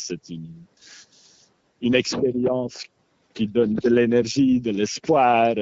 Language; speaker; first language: French; non-native, local second language; Dutch